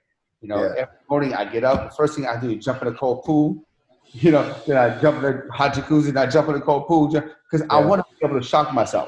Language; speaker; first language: English; non-native, fluent; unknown